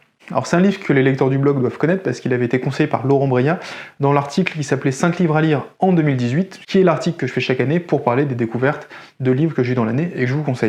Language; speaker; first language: French; native; French